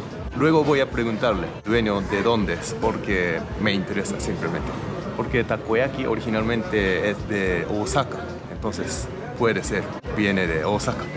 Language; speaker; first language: Spanish; non-native, learner; Japanese